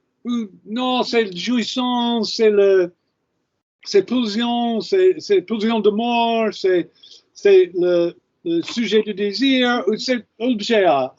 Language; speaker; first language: French; non-native, fluent; English